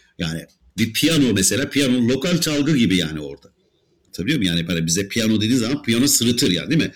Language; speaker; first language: Turkish; native; Turkish